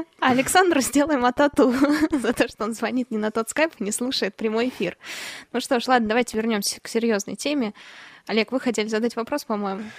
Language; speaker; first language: Russian; native; Russian